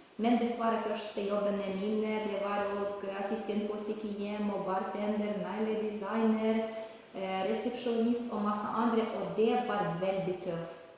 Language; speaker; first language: Norwegian; non-native, learner; Ukrainian